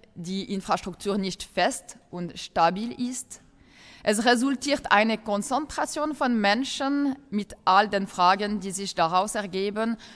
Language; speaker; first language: German; non-native, local second language; French